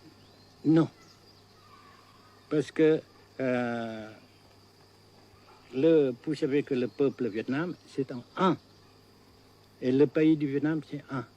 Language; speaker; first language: French; non-native, fluent; Vietnamese